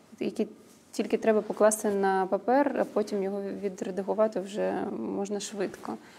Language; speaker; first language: Ukrainian; non-native, local second language; Russian